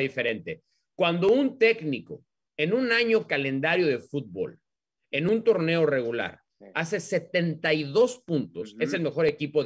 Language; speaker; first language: Spanish; native; Spanish